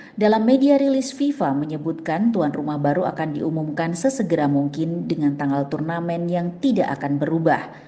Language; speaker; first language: Indonesian; native; Indonesian